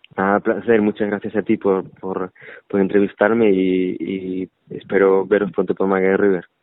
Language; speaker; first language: Spanish; native; Spanish